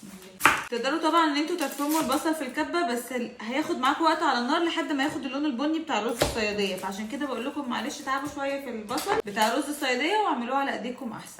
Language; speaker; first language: Arabic; native; Arabic